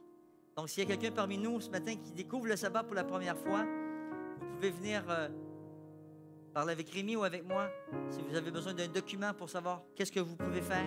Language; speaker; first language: French; native; French